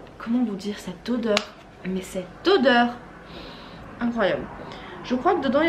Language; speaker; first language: French; native; French